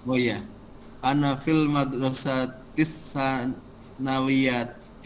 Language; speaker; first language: Arabic; non-native, learner; Indonesian